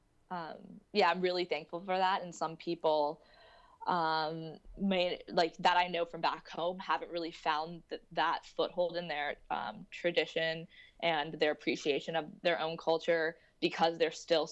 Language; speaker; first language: English; native; English